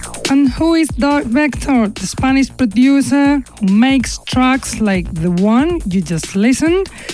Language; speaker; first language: English; non-native, fluent; Spanish